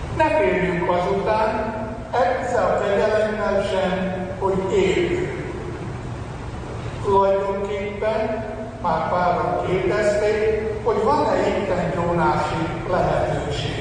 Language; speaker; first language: Hungarian; native; Hungarian